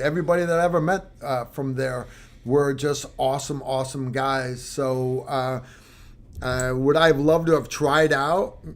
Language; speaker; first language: English; native; English